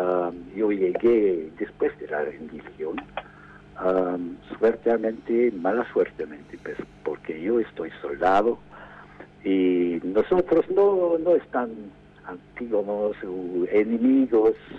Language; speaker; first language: Spanish; non-native, fluent; English